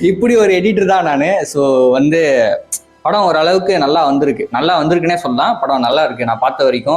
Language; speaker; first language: Tamil; native; Tamil